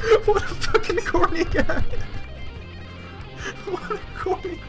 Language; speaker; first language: English; native; English